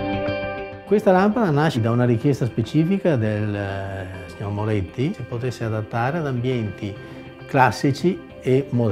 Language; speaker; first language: Italian; native; Italian